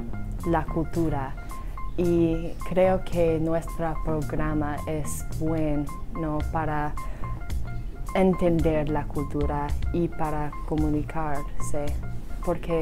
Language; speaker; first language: Spanish; non-native, learner; English